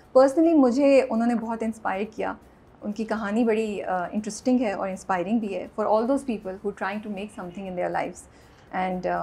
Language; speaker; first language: Urdu; native; Urdu